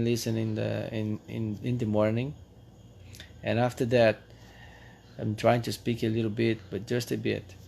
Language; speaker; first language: English; non-native, fluent; Portuguese